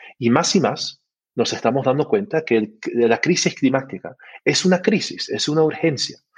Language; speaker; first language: Spanish; early bilingual, heritage; Spanish